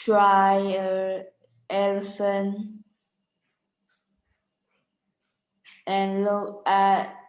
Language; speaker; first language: English; non-native, learner; Vietnamese